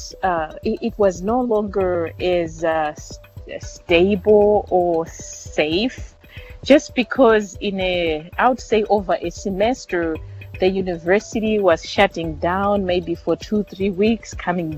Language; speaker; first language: English; non-native, local second language; Shona